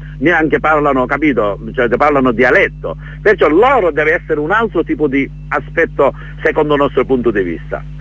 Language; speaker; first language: Italian; non-native, learner; Bangla